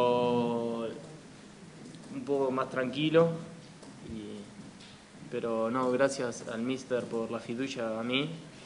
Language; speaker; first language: Italian; non-native, learner; Spanish